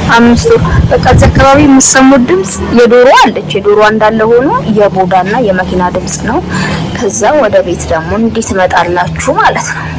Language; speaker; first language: Amharic; native; Amharic